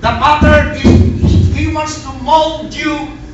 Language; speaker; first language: English; non-native, local second language; Filipino